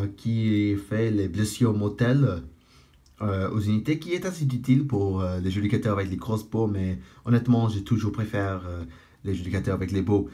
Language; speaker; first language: French; non-native, fluent; English